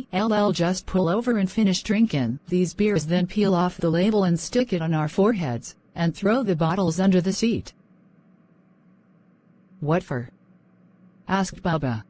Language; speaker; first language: English; non-native, learner; Khmer